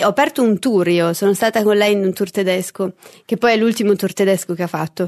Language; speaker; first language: Italian; native; Italian